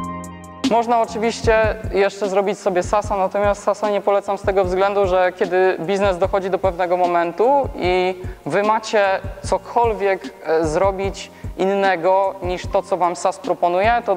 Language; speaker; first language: Polish; native; Polish